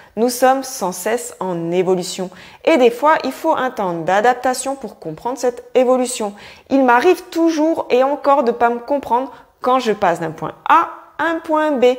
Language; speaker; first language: French; native; French